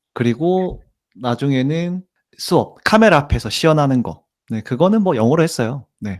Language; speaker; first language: Korean; native; Korean